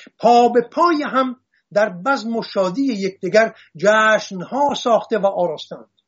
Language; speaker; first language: Persian; non-native, local second language; Assyrian Neo-Aramaic